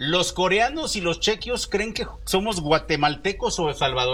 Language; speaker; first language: Spanish; native; Spanish